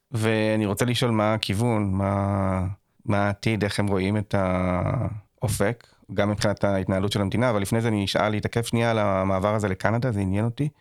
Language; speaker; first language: Hebrew; native; Hebrew